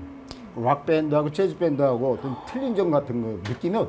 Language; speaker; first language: Korean; native; Korean